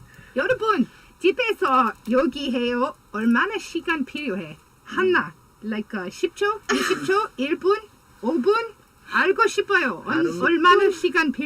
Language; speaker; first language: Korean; non-native, learner; English